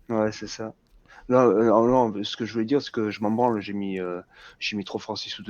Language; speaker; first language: French; native; French